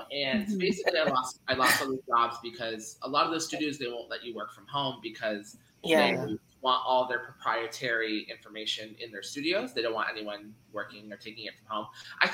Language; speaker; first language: English; native; English